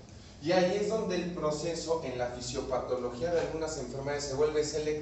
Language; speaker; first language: Spanish; native; Spanish